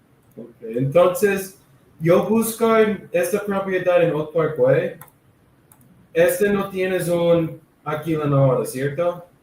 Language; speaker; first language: Spanish; non-native, learner; English